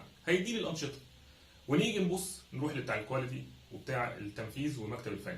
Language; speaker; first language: Arabic; native; Arabic